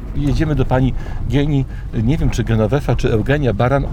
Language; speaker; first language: Polish; native; Polish